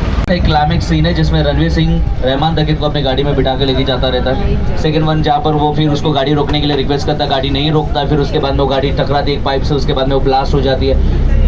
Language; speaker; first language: Hindi; native; Hindi